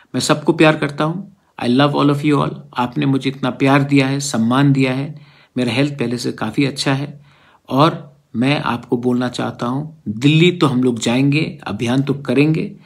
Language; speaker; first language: Hindi; non-native, local second language; Kok Borok